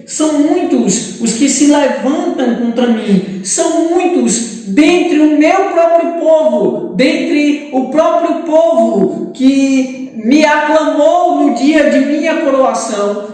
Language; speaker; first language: Portuguese; native; Portuguese